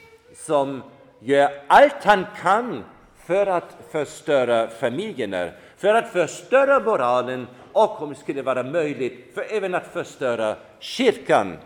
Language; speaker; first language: Swedish; non-native, fluent; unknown